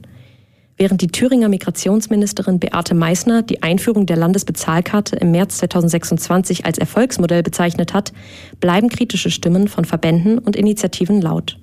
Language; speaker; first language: German; native; German